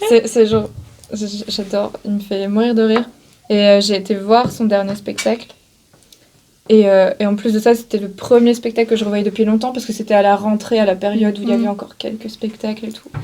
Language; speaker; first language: French; native; French